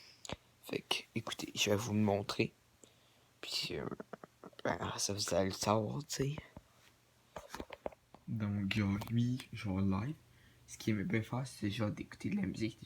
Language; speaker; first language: French; native; French